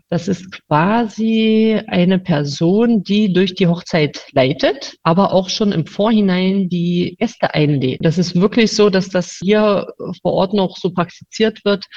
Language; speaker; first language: German; non-native, local second language; Upper Sorbian